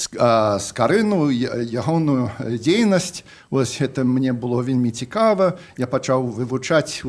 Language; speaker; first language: Belarusian; non-native, fluent; English